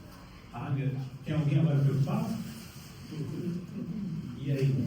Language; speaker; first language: Portuguese; native; Portuguese